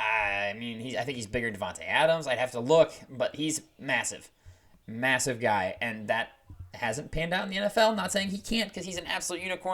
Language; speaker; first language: English; native; English